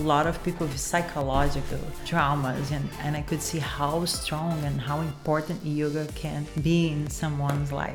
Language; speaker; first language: English; non-native, fluent; Portuguese